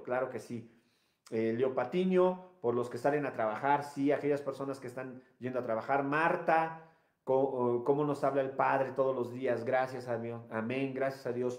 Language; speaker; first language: Spanish; native; Spanish